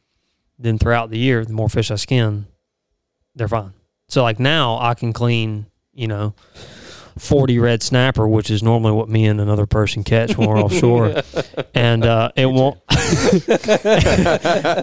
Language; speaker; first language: English; native; English